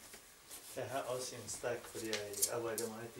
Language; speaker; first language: Danish; non-native, learner; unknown